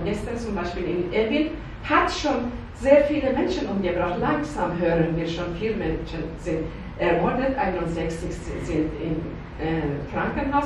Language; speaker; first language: German; non-native, learner; Persian